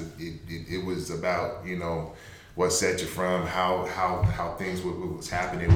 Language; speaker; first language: English; native; English